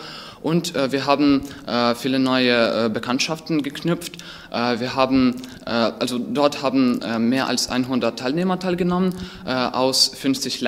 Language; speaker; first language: German; non-native, fluent; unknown